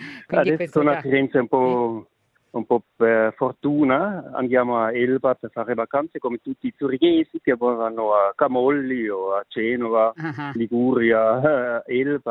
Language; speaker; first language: Italian; non-native, local second language; Swiss German